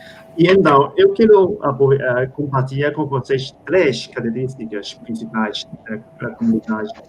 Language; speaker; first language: Portuguese; non-native, fluent; Spanish